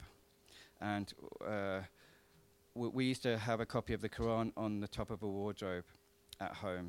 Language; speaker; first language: English; native; English